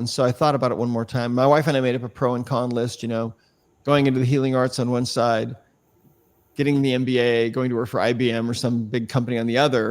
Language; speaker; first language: English; native; English